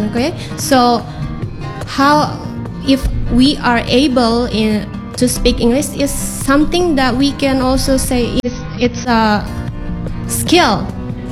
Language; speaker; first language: English; non-native, fluent; Indonesian